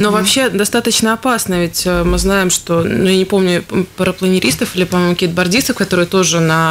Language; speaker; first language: Russian; native; Russian